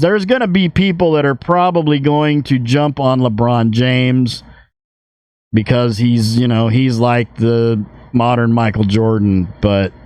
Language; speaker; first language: English; native; English